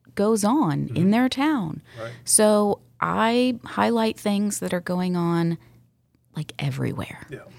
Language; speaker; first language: English; native; English